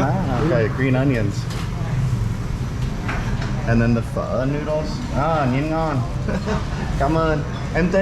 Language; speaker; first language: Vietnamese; non-native, learner; English